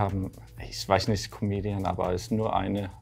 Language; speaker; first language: German; non-native, learner; Danish